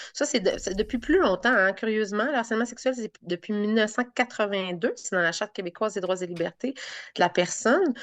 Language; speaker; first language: French; native; French